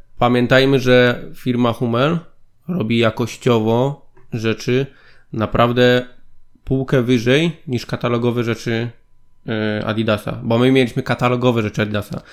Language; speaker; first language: Polish; native; Polish